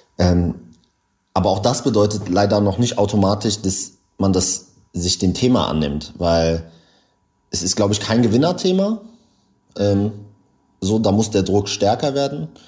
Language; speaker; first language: German; native; German